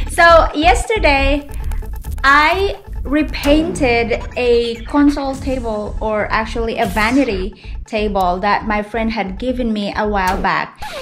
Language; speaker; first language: English; non-native, local second language; Cebuano